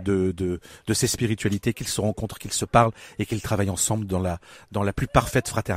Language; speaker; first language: French; native; French